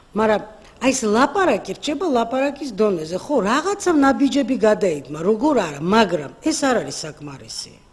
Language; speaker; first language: Georgian; non-native, local second language; Armenian